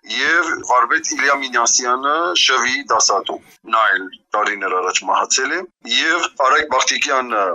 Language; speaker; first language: Armenian; early bilingual, heritage; Armenian